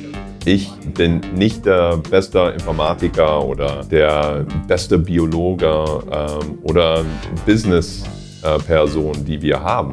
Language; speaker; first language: German; non-native, fluent; English